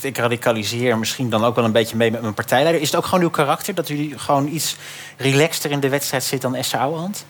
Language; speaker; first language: Dutch; native; Dutch